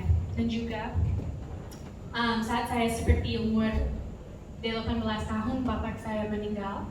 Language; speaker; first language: Indonesian; non-native, fluent; English